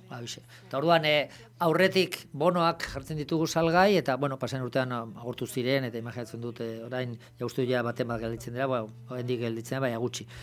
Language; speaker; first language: Basque; non-native, local second language; Spanish